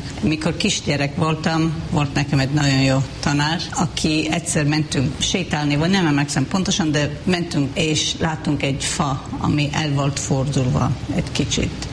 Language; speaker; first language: Hungarian; non-native, fluent; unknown